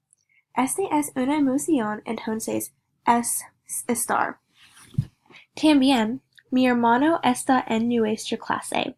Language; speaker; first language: Spanish; non-native, learner; English